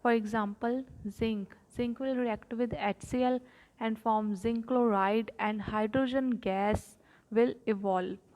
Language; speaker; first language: English; non-native, local second language; Punjabi